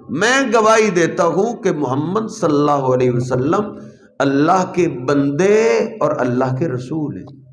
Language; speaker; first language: Urdu; non-native, local second language; Punjabi